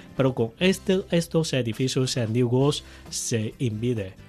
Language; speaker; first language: Spanish; non-native, fluent; Chinese